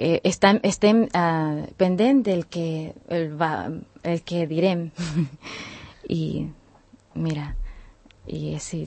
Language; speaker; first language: Catalan; non-native, learner; Spanish